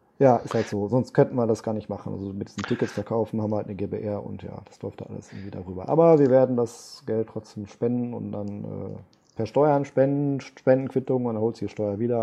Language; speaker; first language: German; native; German